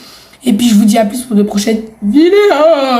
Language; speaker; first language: French; native; French